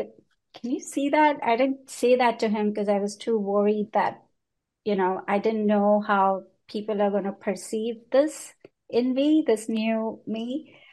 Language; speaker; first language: English; non-native, local second language; Hindi